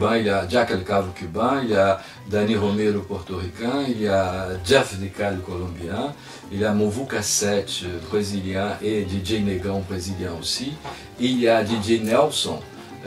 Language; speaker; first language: French; non-native, fluent; Spanish